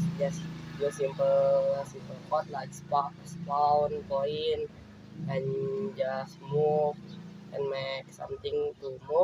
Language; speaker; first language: English; non-native, learner; Indonesian